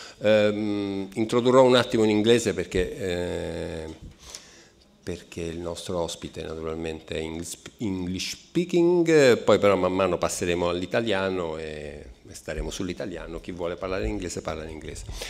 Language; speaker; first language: Italian; native; Italian